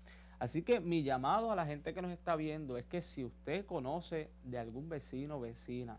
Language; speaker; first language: Spanish; native; Spanish